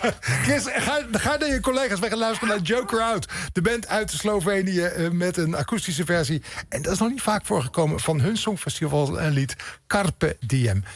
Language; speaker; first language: Dutch; native; Dutch